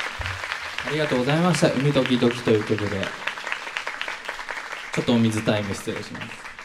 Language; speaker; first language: Japanese; native; Japanese